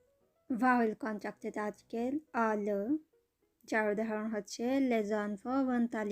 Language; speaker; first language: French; non-native, fluent; Bangla